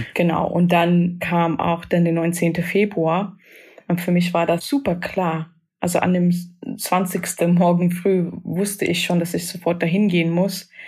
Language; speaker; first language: German; non-native, fluent; English